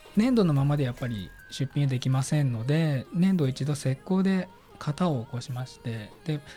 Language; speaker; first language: Japanese; native; Japanese